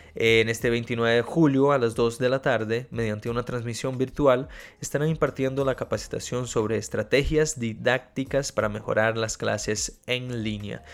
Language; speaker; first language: Spanish; non-native, fluent; Portuguese